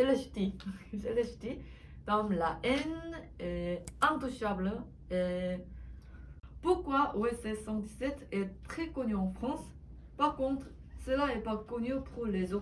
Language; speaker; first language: French; non-native, learner; Korean